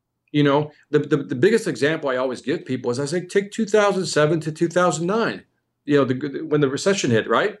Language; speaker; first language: English; early bilingual, other home language; Spanish